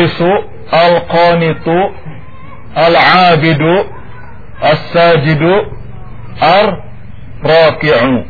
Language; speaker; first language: Arabic; non-native, learner; Indonesian